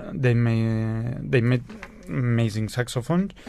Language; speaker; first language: English; non-native, learner; Spanish